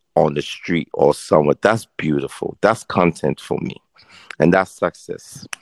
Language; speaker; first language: English; non-native, local second language; Akan